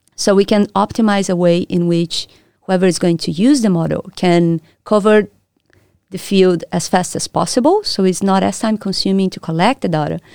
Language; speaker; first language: English; non-native, fluent; Portuguese